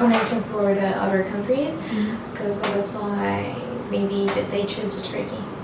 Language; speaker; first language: English; non-native, learner; Turkish